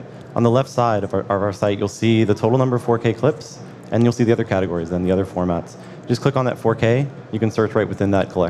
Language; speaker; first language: English; native; English